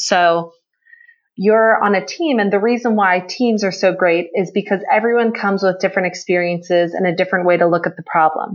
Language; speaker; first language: English; native; English